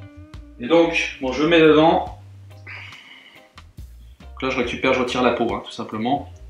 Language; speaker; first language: French; native; French